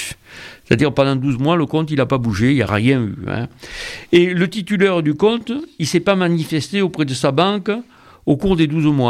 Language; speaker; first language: French; native; French